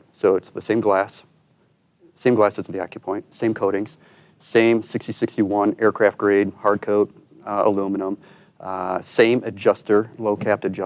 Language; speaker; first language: English; native; English